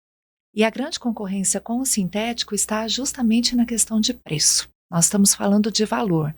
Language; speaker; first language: Portuguese; native; Portuguese